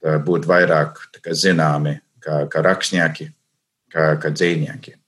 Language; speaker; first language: Latvian; non-native, fluent; English